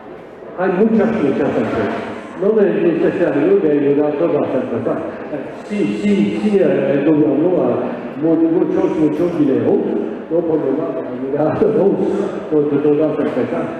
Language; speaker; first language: Spanish; non-native, learner; French